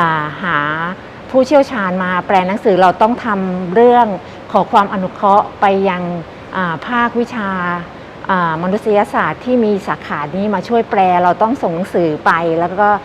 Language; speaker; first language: Thai; native; Thai